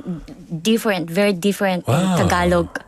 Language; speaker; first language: English; non-native, local second language; Filipino